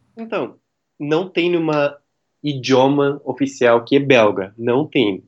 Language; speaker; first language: Portuguese; non-native, fluent; Dutch